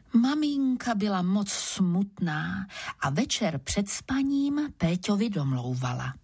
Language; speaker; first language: Czech; native; Czech